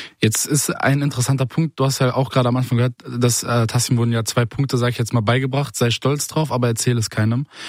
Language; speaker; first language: German; native; German